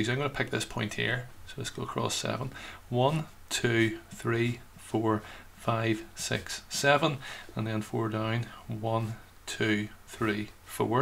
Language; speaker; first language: English; native; English